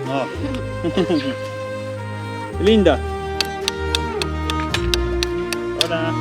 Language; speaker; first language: Spanish; non-native, learner; Serbian